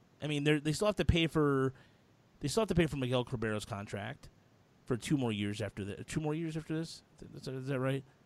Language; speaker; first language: English; early bilingual, other home language; Spanish